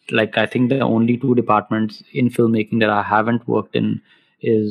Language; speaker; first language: English; non-native, local second language; Hindi